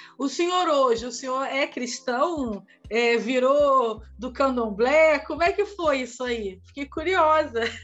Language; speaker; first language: Portuguese; native; Portuguese